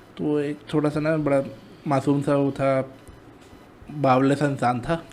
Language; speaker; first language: Urdu; native; Urdu